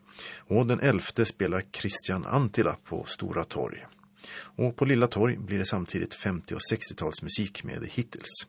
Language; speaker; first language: Swedish; native; Swedish